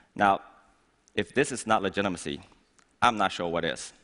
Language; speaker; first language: English; non-native, fluent; Chinese